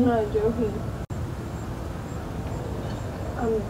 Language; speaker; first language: English; native; English